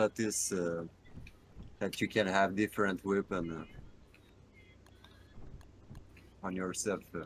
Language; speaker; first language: English; non-native, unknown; French